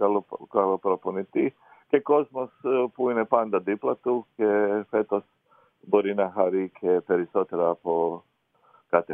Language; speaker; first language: Greek; non-native, fluent; Croatian